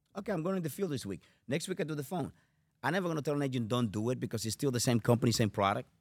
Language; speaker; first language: English; non-native, fluent; Spanish